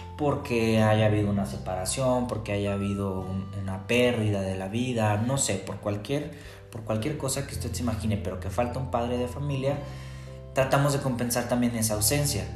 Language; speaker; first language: Spanish; native; Spanish